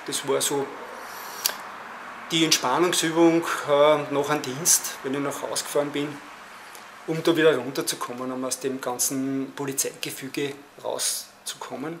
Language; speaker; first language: German; native; German